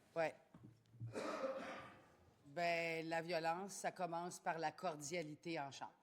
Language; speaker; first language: French; native; French